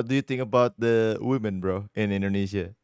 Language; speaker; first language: English; non-native, fluent; Indonesian